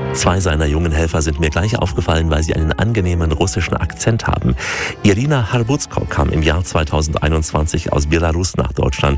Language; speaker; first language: German; native; German